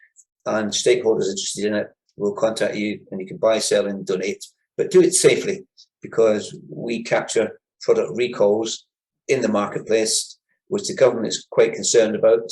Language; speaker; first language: English; native; English